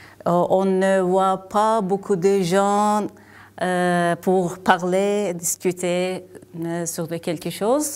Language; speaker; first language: French; non-native, learner; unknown